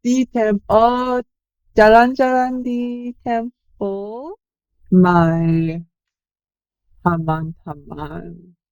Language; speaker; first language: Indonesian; non-native, learner; English